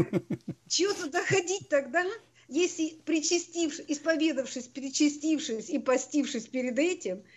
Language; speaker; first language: Russian; native; Russian